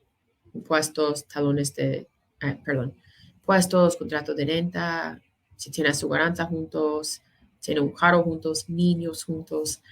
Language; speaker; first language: Spanish; non-native, fluent; English